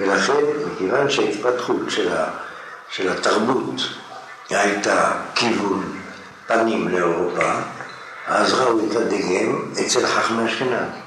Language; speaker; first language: Hebrew; non-native, fluent; French